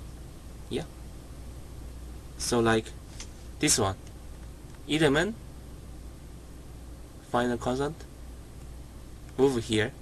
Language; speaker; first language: English; non-native, learner; Korean